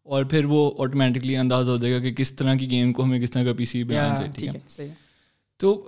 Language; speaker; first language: Urdu; native; Urdu